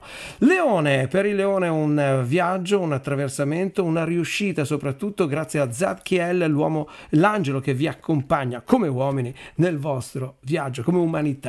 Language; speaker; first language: Italian; native; Italian